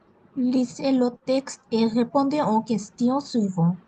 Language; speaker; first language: French; non-native, learner; Bangla